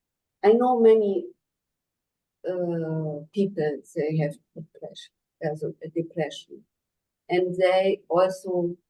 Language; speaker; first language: English; non-native, learner; German